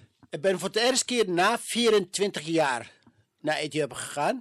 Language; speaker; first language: Dutch; non-native, fluent; Amharic